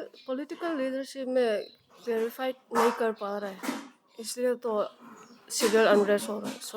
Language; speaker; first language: Hindi; non-native, local second language; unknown